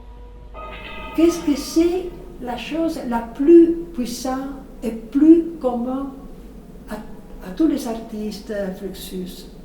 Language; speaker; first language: French; non-native, fluent; Italian